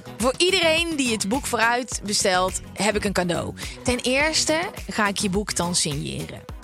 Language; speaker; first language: Dutch; native; Dutch